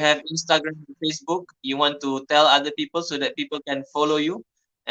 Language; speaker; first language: English; non-native, fluent; Malay